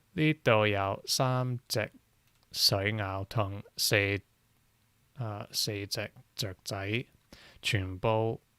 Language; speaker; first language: Cantonese; non-native, learner; English